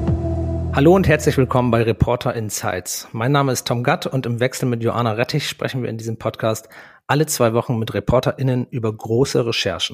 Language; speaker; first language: German; native; German